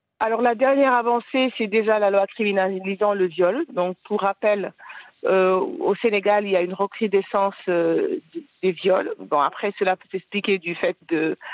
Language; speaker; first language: French; non-native, local second language; Wolof